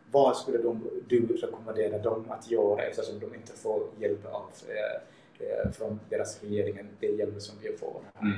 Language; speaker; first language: Swedish; early bilingual, other home language; Somali